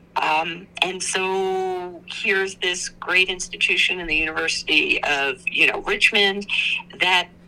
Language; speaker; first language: English; native; English